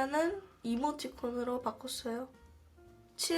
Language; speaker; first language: Korean; early bilingual, heritage; Korean